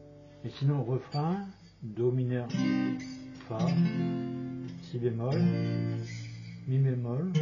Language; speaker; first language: French; native; French